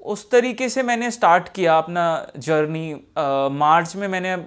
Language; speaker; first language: Hindi; native; Hindi